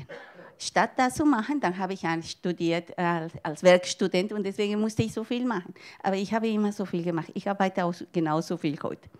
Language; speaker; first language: German; non-native, fluent; Spanish